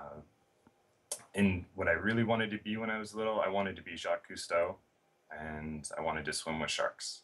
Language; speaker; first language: English; native; English